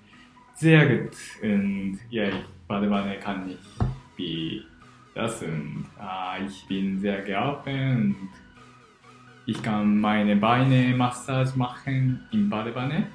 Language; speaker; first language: German; non-native, learner; Japanese